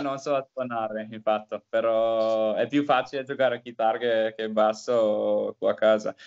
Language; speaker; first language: Italian; non-native, learner; Finnish